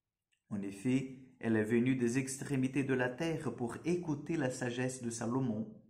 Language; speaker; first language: French; non-native, fluent; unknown